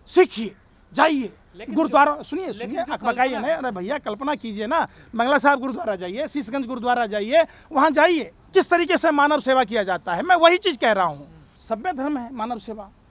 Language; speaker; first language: Hindi; native; Hindi